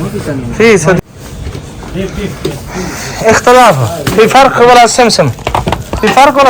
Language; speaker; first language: Arabic; non-native, learner; Urdu